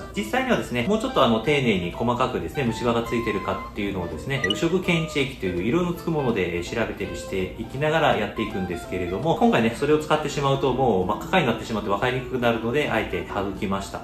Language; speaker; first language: Japanese; native; Japanese